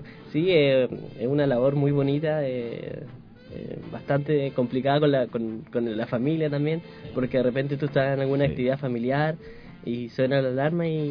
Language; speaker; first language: Spanish; native; Spanish